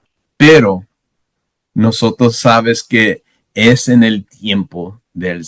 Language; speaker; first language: Spanish; non-native, learner; English